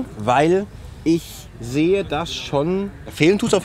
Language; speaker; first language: German; native; German